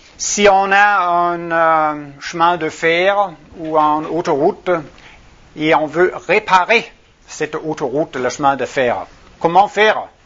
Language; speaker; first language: French; non-native, fluent; Danish